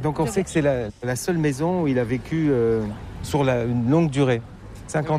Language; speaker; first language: French; native; French